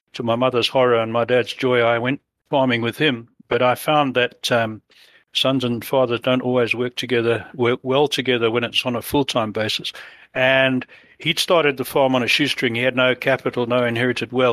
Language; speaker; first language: English; native; English